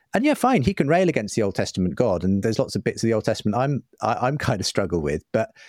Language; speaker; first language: English; native; English